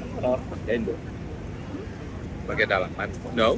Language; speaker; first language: Indonesian; native; Indonesian